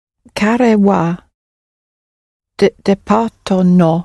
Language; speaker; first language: Japanese; non-native, learner; English